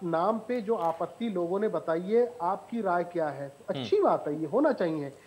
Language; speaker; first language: Hindi; native; Hindi